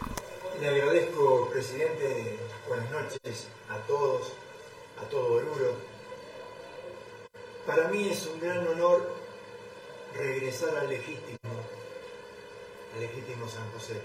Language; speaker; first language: Spanish; native; Spanish